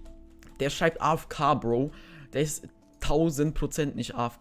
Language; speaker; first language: German; native; German